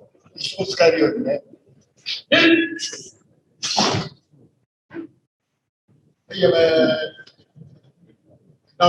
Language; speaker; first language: Japanese; native; Japanese